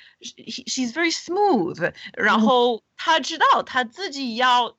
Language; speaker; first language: Chinese; non-native, fluent; English